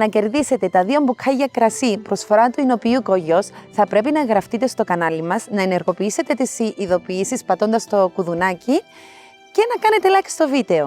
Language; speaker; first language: Greek; native; Greek